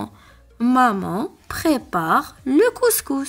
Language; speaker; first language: French; non-native, local second language; Arabic